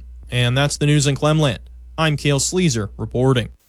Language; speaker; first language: English; native; English